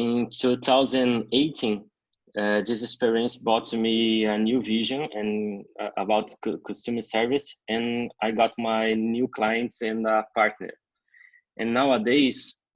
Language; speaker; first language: English; non-native, learner; Portuguese